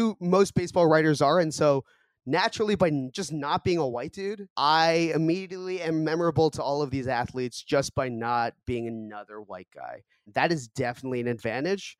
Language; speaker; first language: English; early bilingual, other home language; Korean